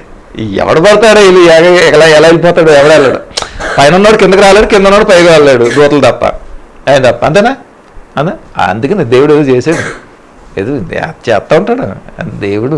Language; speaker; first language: Telugu; native; Telugu